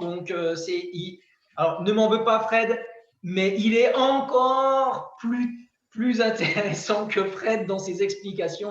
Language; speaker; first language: French; native; French